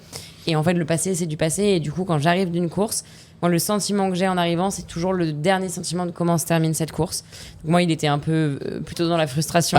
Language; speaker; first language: French; native; French